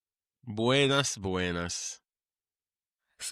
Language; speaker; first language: Spanish; native; Spanish